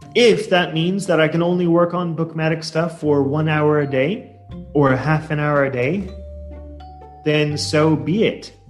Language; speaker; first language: English; native; English